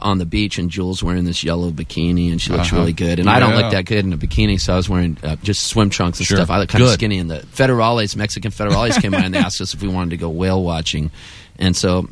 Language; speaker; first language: English; native; English